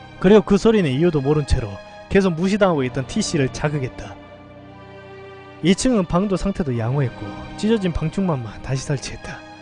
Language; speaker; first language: Korean; native; Korean